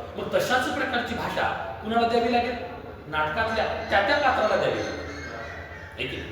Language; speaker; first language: Marathi; native; Marathi